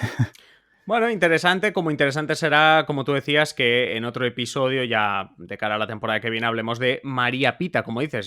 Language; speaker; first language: Spanish; native; Spanish